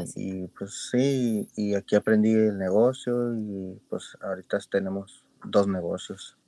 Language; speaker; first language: Spanish; native; Spanish